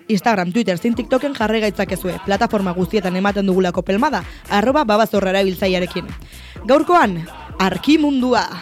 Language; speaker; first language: Basque; non-native, local second language; Spanish